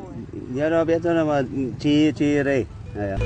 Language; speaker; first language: Vietnamese; non-native, learner; German